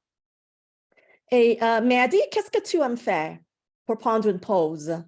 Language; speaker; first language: French; non-native, fluent; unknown